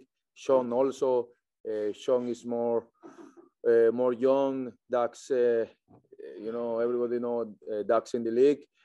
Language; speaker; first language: English; non-native, learner; Spanish